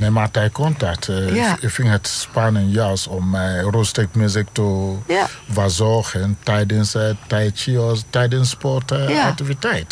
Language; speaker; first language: Dutch; non-native, learner; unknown